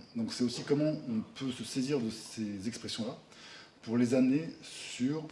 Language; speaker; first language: French; native; French